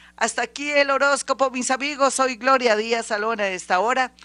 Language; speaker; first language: Spanish; native; Spanish